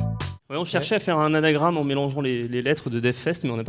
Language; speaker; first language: French; native; French